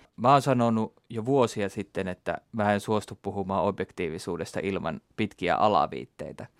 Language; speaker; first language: Finnish; native; Finnish